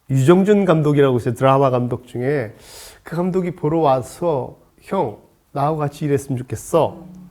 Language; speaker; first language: Korean; native; Korean